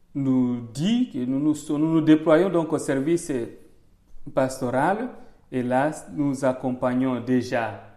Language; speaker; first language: French; non-native, local second language; Swahili